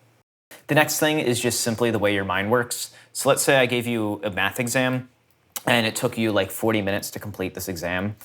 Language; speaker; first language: English; native; English